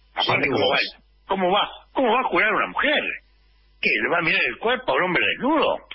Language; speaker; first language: Spanish; native; Spanish